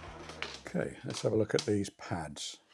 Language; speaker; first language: English; native; English